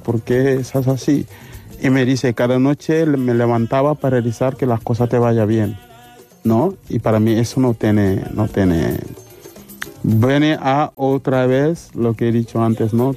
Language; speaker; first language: Spanish; non-native, fluent; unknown